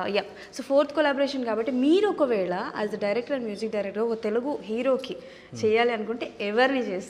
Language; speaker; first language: Telugu; native; Telugu